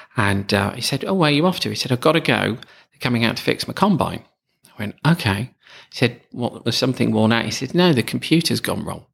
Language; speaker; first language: English; native; English